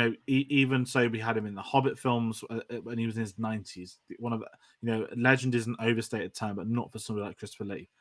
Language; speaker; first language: English; native; English